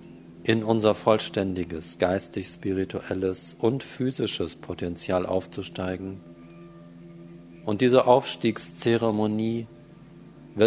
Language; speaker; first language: German; native; German